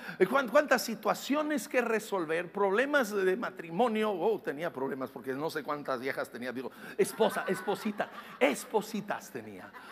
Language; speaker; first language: Spanish; non-native, fluent; English